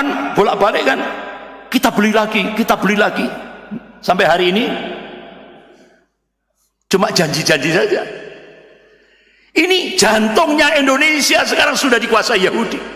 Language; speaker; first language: Indonesian; non-native, local second language; Javanese